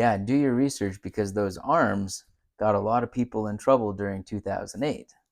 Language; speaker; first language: English; native; English